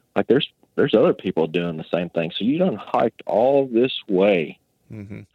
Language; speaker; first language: English; native; English